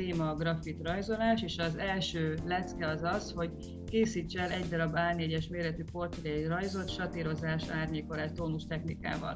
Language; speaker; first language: Hungarian; native; Hungarian